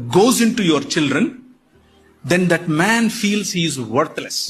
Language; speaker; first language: English; non-native, local second language; Telugu